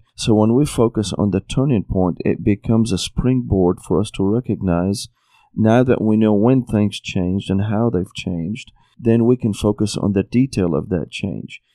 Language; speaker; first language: English; non-native, fluent; Arabic